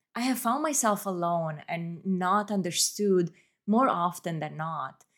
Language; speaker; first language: English; non-native, fluent; Romanian